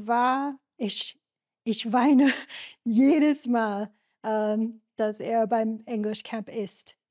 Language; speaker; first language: German; non-native, learner; English